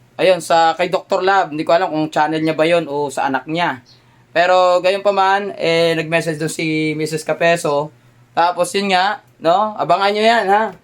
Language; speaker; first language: Filipino; native; Filipino